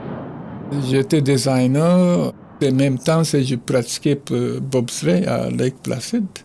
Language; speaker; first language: French; non-native, fluent; Japanese